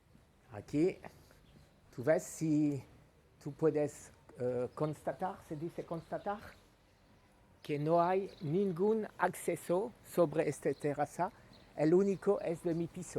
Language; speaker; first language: Spanish; non-native, learner; French